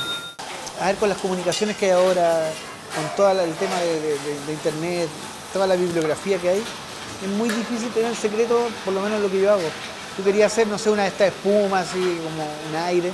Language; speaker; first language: Spanish; native; Spanish